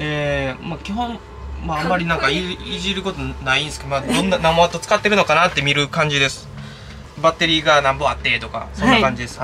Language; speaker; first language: Japanese; native; Japanese